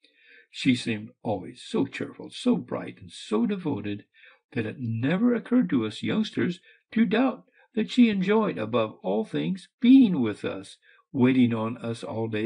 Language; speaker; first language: English; native; English